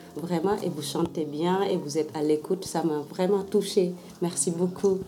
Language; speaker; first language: French; non-native, local second language; Wolof